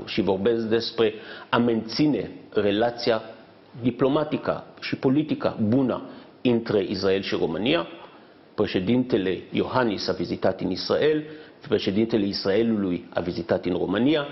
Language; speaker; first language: Romanian; non-native, fluent; Hebrew